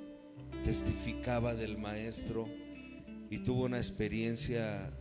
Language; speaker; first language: Spanish; native; Spanish